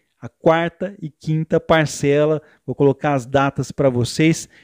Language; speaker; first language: Portuguese; native; Portuguese